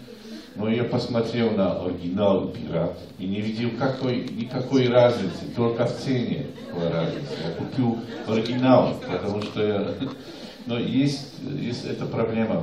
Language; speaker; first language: Russian; non-native, fluent; Polish